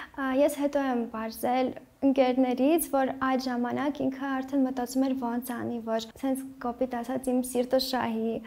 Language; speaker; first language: Armenian; early bilingual, heritage; Armenian